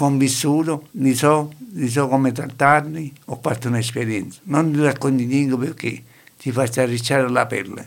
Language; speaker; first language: Italian; non-native, learner; Arabic